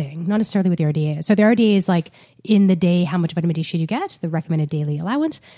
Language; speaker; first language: English; native; English